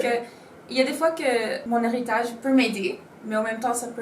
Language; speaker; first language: French; non-native, local second language; Spanish